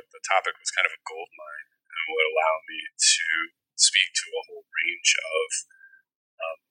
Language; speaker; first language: English; native; English